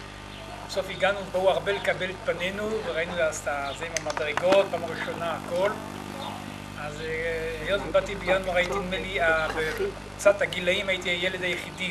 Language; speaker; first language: Hebrew; early bilingual, other home language; French